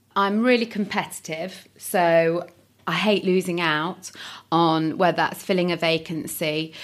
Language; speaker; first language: English; native; English